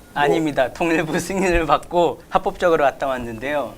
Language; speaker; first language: Korean; native; Korean